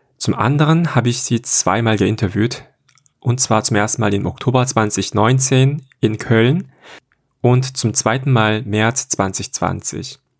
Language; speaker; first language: German; non-native, fluent; Korean